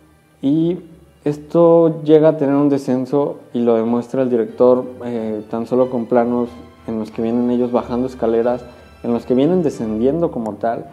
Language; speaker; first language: Spanish; native; Spanish